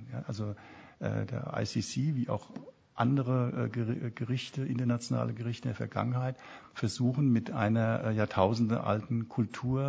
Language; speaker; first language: German; native; German